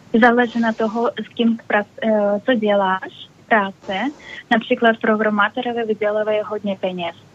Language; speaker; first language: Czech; non-native, learner; Russian